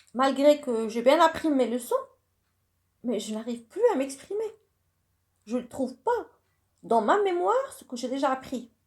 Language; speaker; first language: French; non-native, local second language; Arabic